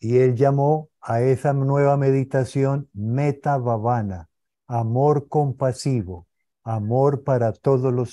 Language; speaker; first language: Spanish; native; Spanish